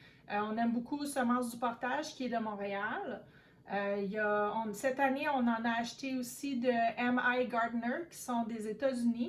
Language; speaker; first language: French; native; French